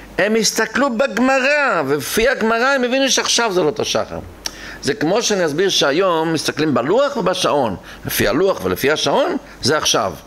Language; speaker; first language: Hebrew; non-native, local second language; Yiddish